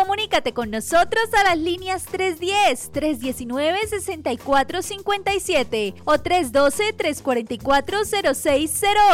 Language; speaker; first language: Spanish; native; Spanish